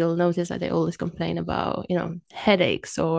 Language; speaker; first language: English; non-native, fluent; Romanian